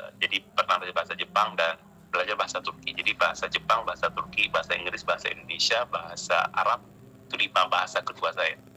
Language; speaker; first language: Indonesian; non-native, local second language; Achinese